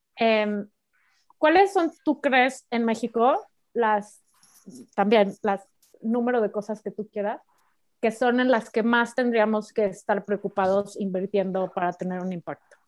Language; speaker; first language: Spanish; native; Spanish